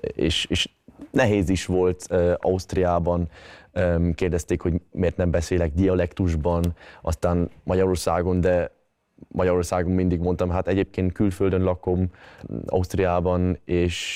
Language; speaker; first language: Hungarian; early bilingual, other home language; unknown